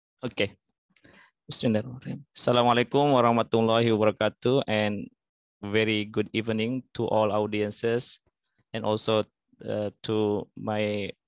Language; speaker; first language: English; non-native, fluent; Indonesian